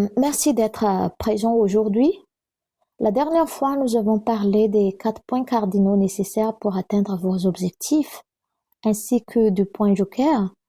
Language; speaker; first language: French; non-native, local second language; Malagasy